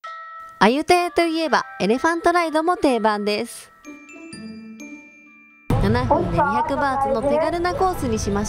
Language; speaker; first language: Japanese; native; Japanese